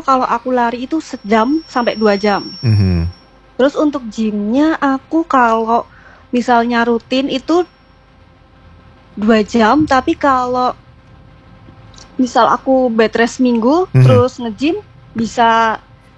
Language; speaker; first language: Indonesian; native; Indonesian